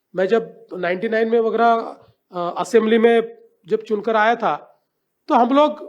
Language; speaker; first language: Hindi; non-native, local second language; Marathi